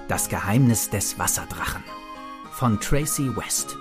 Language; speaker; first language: German; native; German